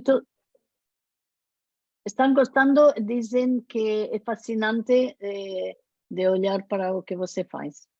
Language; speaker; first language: Portuguese; non-native, learner; Spanish